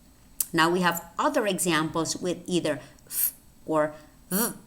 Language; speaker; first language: English; non-native, fluent; Spanish